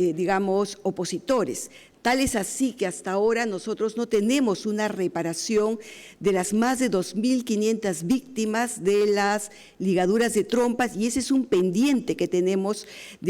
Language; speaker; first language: Spanish; native; Spanish